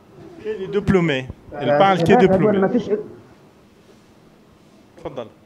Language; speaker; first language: French; non-native, fluent; Arabic